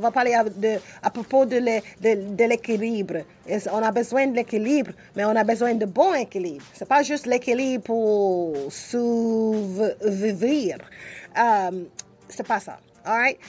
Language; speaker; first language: French; non-native, learner; English